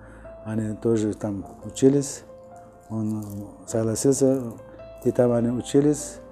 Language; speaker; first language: Russian; non-native, local second language; Uzbek